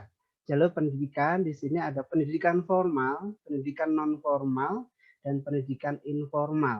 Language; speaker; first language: Indonesian; native; Indonesian